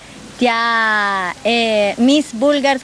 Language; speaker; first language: Bulgarian; non-native, learner; Spanish